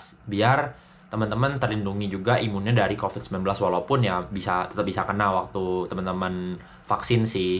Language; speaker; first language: Indonesian; native; Indonesian